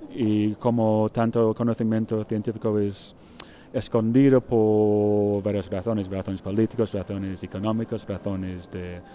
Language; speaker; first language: Spanish; non-native, fluent; English